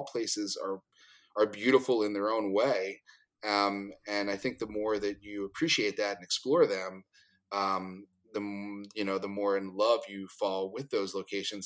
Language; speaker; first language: English; native; English